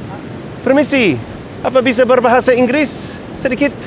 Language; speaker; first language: Indonesian; non-native, learner; English